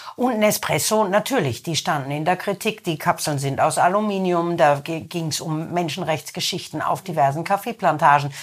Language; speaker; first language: German; native; German